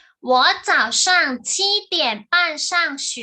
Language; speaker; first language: Chinese; non-native, fluent; Thai